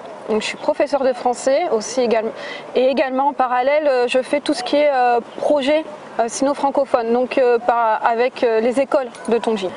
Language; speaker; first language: French; native; French